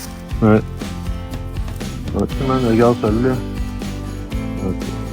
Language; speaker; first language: French; native; French